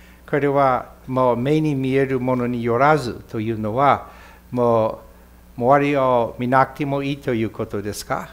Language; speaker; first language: Japanese; non-native, fluent; English